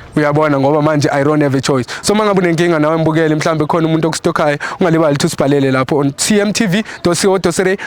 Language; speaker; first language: Zulu; native; Zulu